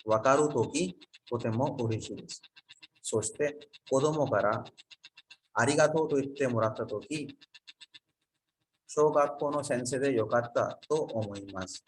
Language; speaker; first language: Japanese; non-native, fluent; Urdu